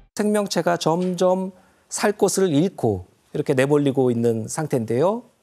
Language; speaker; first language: Korean; native; Korean